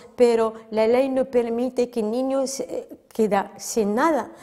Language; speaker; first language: Spanish; non-native, fluent; Arabic